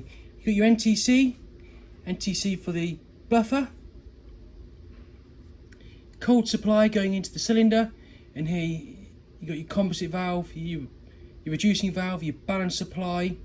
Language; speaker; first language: English; native; English